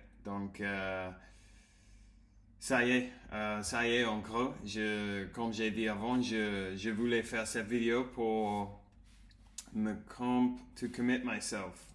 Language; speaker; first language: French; non-native, learner; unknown